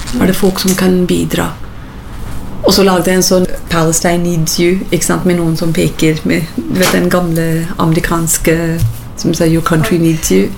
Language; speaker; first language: Norwegian; non-native, fluent; English